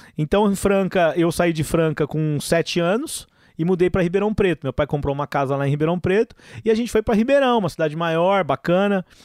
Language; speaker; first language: Portuguese; native; Portuguese